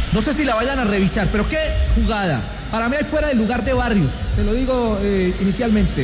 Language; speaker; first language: Spanish; native; Spanish